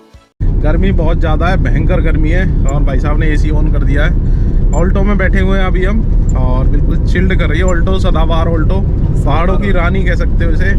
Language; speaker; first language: Hindi; native; Hindi